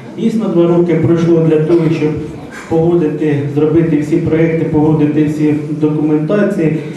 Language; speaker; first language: Ukrainian; native; Ukrainian